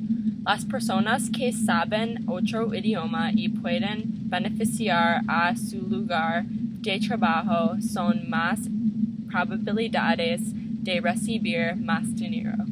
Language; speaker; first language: Spanish; non-native, learner; English